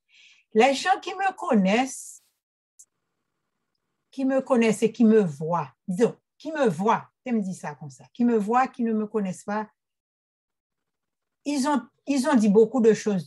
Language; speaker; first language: French; non-native, local second language; Haitian Creole